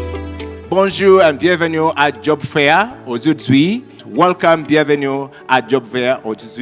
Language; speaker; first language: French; non-native, learner; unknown